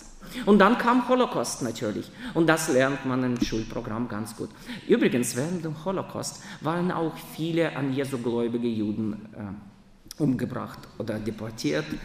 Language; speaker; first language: German; non-native, fluent; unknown